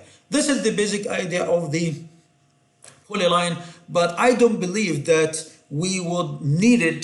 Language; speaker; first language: English; non-native, fluent; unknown